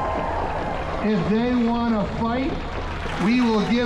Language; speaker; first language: English; native; English